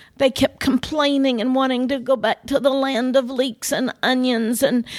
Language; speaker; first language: English; native; English